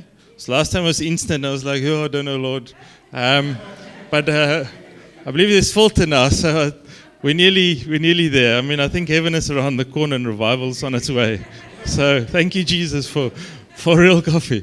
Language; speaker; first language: English; non-native, local second language; Afrikaans